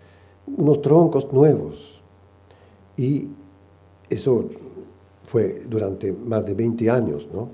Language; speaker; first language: Spanish; non-native, fluent; French